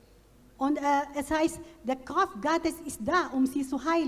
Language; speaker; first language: German; non-native, fluent; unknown